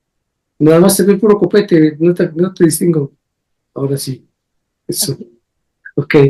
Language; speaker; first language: Spanish; native; Spanish